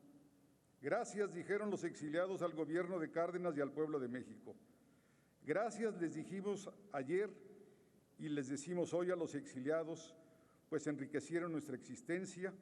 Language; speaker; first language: Spanish; native; Spanish